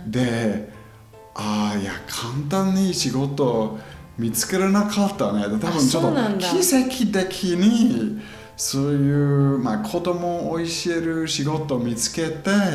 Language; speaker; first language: Japanese; non-native, fluent; German